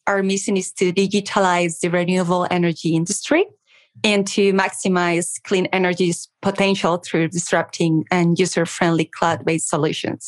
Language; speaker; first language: English; non-native, fluent; Spanish